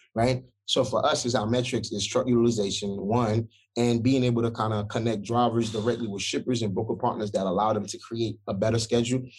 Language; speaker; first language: English; early bilingual, other home language; Haitian Creole